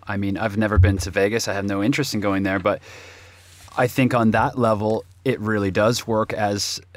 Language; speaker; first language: English; native; English